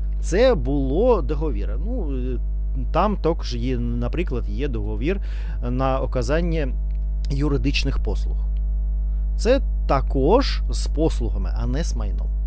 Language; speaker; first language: Ukrainian; non-native, learner; Russian